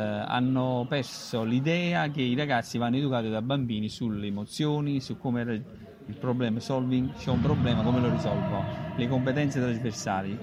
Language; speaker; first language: Italian; native; Italian